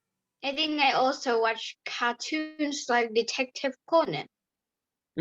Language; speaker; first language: English; non-native, learner; Vietnamese